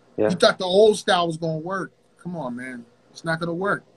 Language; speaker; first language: English; native; English